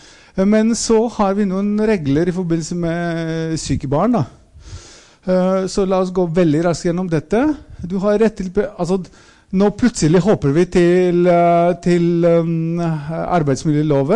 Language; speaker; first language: Norwegian; non-native, fluent; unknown